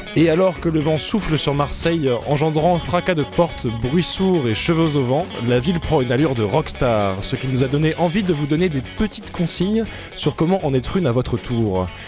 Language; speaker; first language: French; native; French